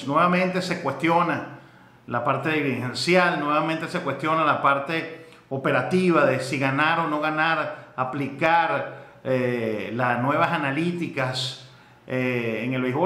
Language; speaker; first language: Spanish; native; Spanish